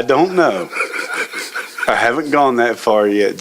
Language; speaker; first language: English; native; English